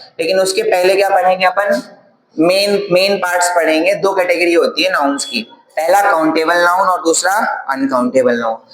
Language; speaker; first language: Hindi; native; Hindi